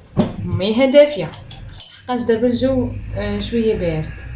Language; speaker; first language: Arabic; native; Arabic